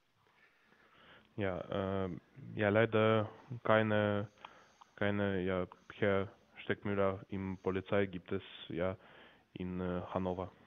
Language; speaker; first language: German; non-native, learner; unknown